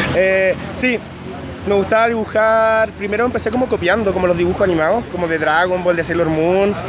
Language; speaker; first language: Spanish; native; Spanish